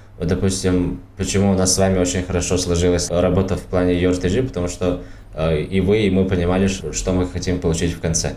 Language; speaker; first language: Russian; non-native, local second language; Tajik